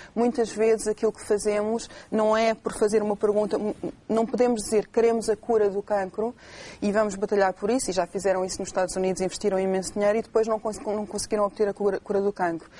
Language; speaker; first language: Portuguese; native; Portuguese